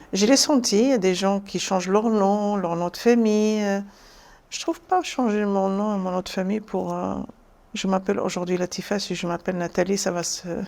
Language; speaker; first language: French; non-native, local second language; Arabic